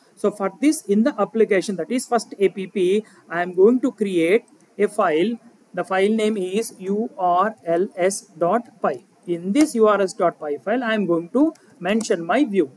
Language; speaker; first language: English; non-native, local second language; Telugu